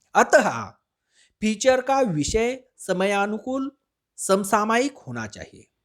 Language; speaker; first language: Hindi; non-native, local second language; Marathi